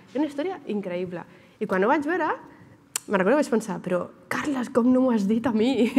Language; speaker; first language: Catalan; native; Catalan